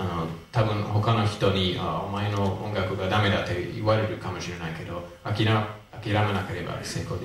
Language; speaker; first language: Japanese; non-native, fluent; English